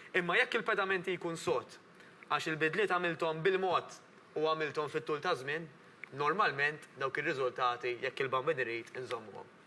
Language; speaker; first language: Maltese; native; Maltese